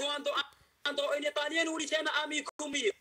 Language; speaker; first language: Italian; non-native, learner; Arabic